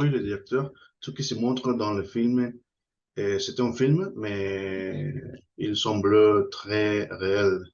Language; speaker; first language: French; non-native, learner; Spanish